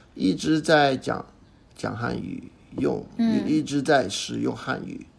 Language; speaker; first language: Chinese; non-native, fluent; English